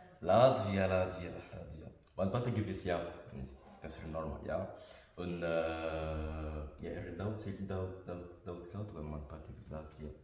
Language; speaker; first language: Latvian; non-native, learner; French